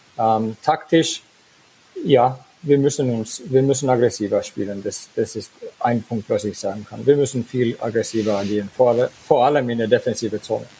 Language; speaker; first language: German; non-native, fluent; Finnish